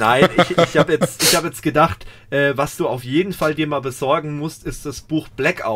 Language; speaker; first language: German; native; German